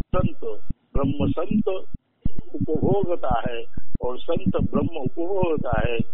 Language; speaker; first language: Hindi; non-native, local second language; Marathi